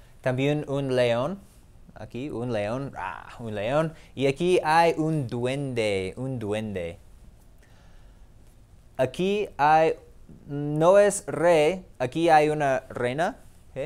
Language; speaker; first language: Spanish; non-native, fluent; English